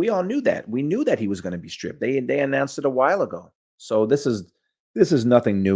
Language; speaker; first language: English; native; English